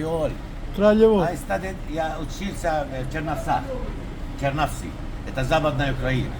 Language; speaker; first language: Russian; non-native, learner; Arabic